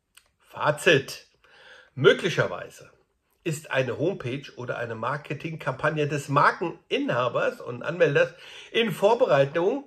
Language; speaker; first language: German; native; German